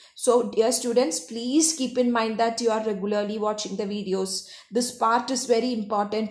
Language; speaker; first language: English; non-native, local second language; Malayalam